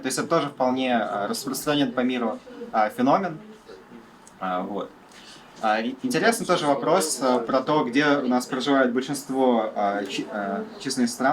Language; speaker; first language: Russian; native; Russian